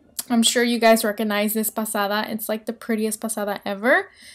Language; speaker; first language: English; early bilingual, other home language; Spanish